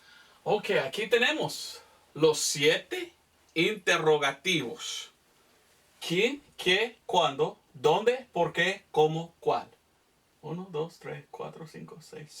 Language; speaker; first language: Spanish; non-native, fluent; English